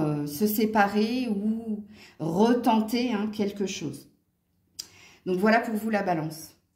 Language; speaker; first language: French; native; French